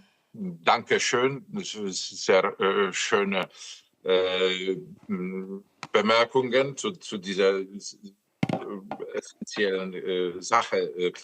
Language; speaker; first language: German; non-native, fluent; Polish